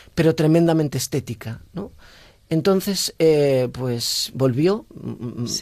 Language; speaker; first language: Spanish; native; Spanish